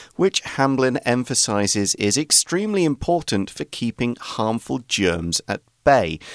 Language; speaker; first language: English; native; English